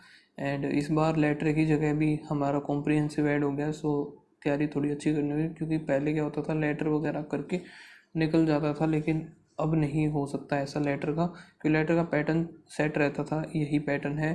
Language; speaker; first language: Hindi; native; Hindi